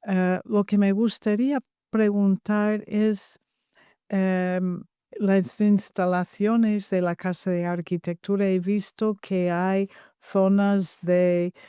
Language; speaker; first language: Spanish; non-native, fluent; English